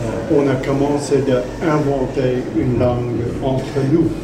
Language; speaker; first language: French; non-native, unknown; English